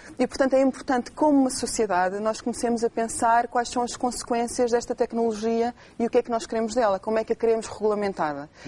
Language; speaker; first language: Portuguese; native; Portuguese